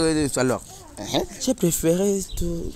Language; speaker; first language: French; non-native, learner; Rundi